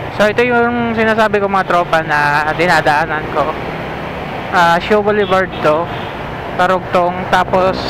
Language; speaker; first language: Filipino; non-native, local second language; Bikol